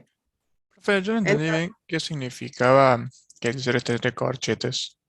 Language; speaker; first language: Spanish; native; Spanish